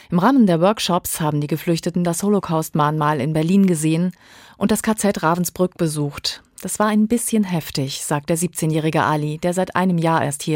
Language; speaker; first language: German; native; German